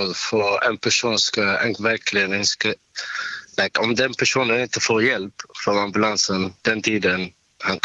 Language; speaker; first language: Swedish; non-native, learner; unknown